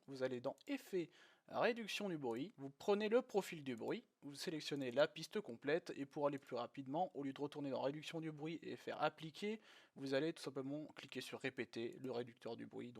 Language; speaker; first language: French; native; French